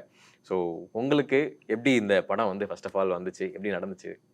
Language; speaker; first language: Tamil; native; Tamil